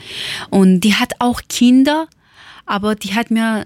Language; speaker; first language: German; non-native, learner; Persian